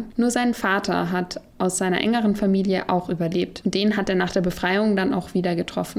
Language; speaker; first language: German; native; German